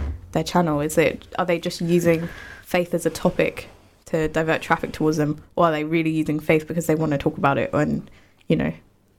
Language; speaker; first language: English; native; English